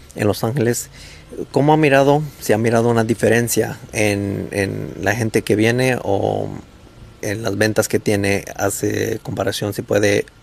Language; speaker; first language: Spanish; early bilingual, heritage; Spanish